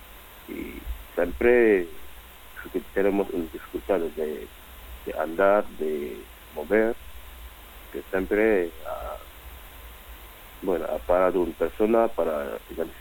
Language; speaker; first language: Spanish; non-native, learner; Wolof